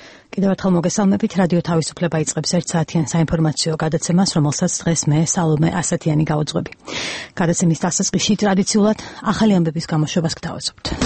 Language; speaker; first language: Georgian; native; Georgian